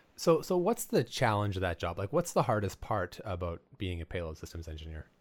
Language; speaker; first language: English; native; English